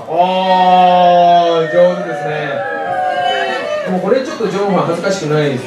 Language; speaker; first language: Japanese; native; Japanese